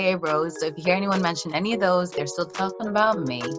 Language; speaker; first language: English; early bilingual, other home language; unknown